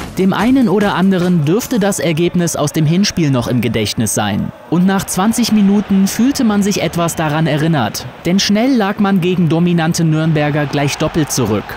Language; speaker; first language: German; native; German